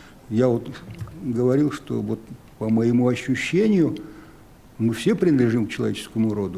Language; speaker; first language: Russian; native; Russian